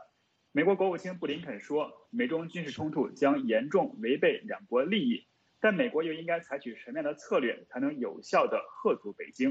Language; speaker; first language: Chinese; native; Chinese